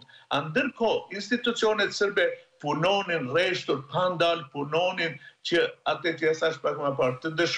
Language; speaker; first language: Albanian; native; Albanian